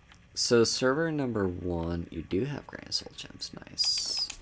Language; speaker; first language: English; native; English